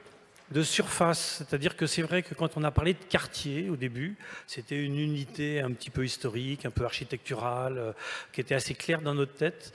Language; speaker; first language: French; native; French